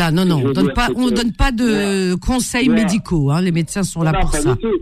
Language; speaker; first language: French; native; French